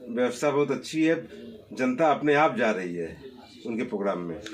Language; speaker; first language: Hindi; non-native, local second language; Bangla